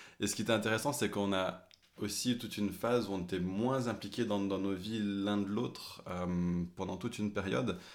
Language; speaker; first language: French; early bilingual, other home language; English